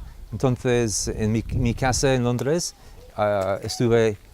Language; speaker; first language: Spanish; non-native, learner; English